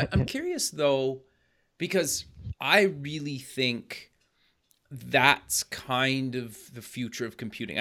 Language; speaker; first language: English; native; English